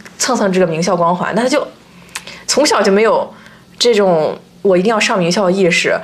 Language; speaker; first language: Chinese; native; Chinese